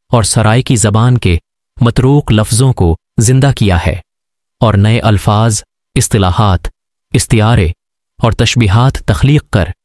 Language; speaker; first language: Urdu; non-native, local second language; Sindhi